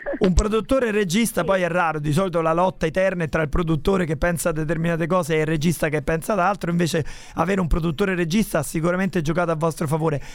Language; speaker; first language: Italian; native; Italian